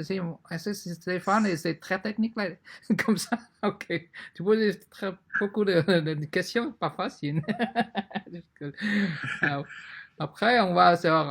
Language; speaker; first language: French; non-native, fluent; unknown